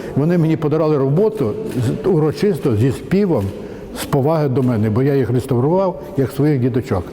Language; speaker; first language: Ukrainian; native; Ukrainian